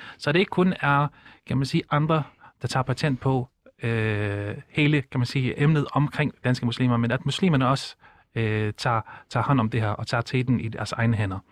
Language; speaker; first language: Danish; early bilingual, other home language; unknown